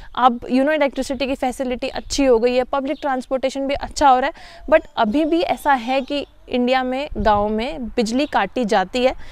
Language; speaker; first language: Hindi; native; Hindi